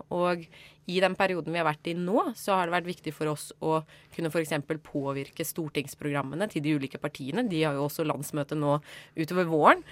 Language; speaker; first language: Norwegian; native; Norwegian